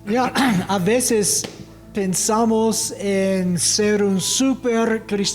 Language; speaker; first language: Spanish; non-native, fluent; English